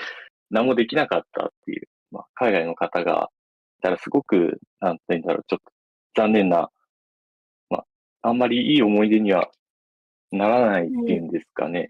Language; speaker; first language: Japanese; native; Japanese